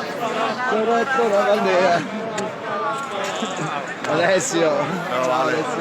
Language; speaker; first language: Italian; native; Italian